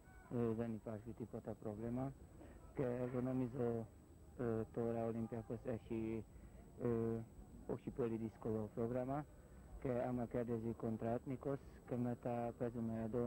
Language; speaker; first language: Greek; non-native, learner; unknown